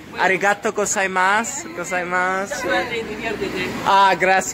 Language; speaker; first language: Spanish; non-native, learner; English